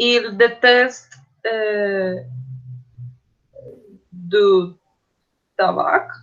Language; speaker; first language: French; non-native, learner; Spanish